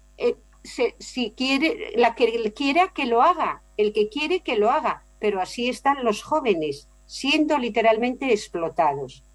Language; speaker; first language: Spanish; native; Spanish